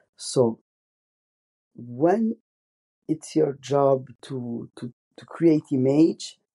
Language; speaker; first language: English; non-native, fluent; Italian